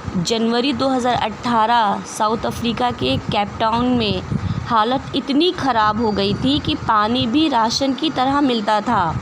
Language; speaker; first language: Hindi; native; Hindi